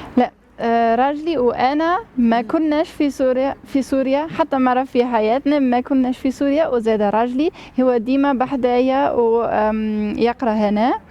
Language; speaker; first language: Arabic; non-native, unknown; German